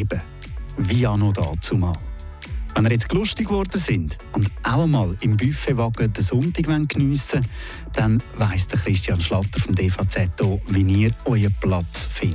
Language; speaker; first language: German; native; German